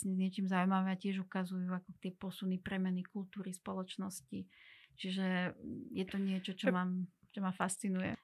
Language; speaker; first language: Slovak; non-native, local second language; Hungarian